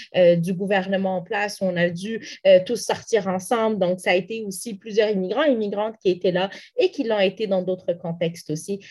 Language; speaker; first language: French; non-native, local second language; Arabic